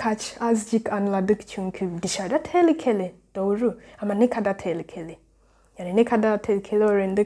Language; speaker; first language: Turkish; non-native, learner; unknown